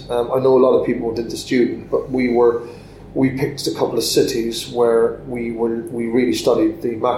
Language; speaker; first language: English; native; English